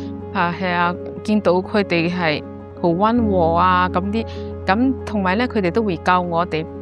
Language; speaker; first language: Cantonese; non-native, fluent; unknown